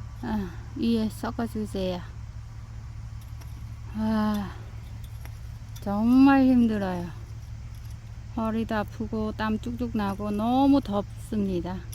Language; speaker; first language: Korean; non-native, learner; Vietnamese